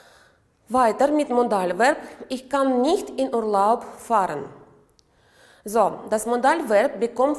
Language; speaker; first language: German; non-native, fluent; Uzbek